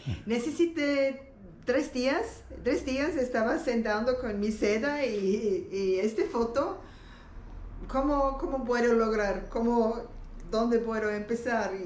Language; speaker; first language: Spanish; non-native, learner; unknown